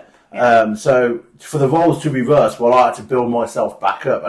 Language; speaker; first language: English; native; English